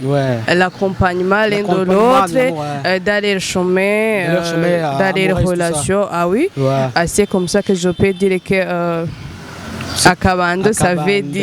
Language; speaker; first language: French; non-native, local second language; Rundi